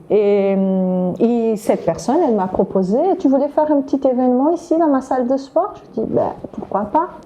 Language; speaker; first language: French; non-native, fluent; Portuguese